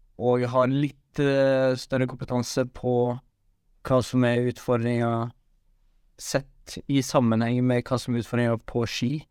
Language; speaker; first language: Norwegian; native; Norwegian